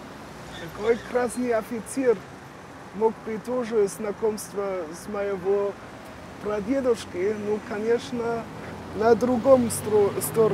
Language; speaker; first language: Russian; non-native, learner; German